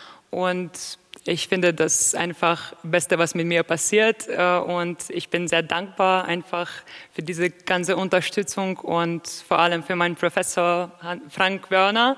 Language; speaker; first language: German; non-native, fluent; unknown